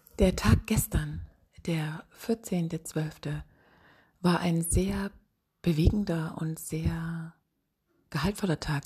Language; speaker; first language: German; native; German